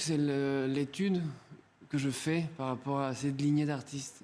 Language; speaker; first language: French; non-native, fluent; Spanish